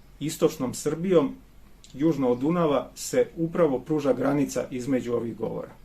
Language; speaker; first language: Bosnian; non-native, local second language; Romanian